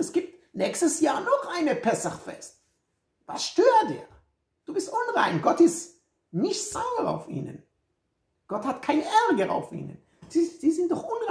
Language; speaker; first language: German; non-native, fluent; Hebrew